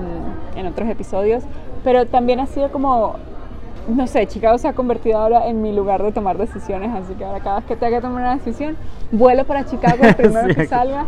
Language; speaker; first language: Spanish; native; Spanish